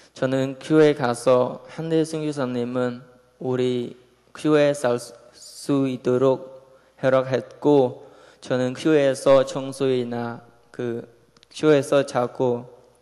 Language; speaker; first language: Korean; non-native, learner; Khmer